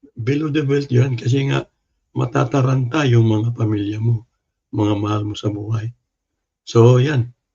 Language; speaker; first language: Filipino; non-native, local second language; Cebuano